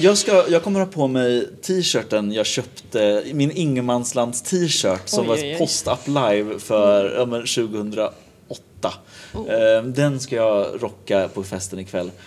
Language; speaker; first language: Swedish; native; Swedish